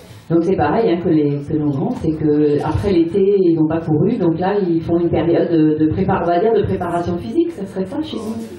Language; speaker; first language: French; native; French